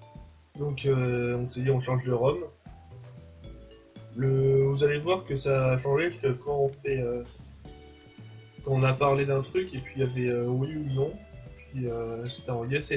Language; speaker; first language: French; native; French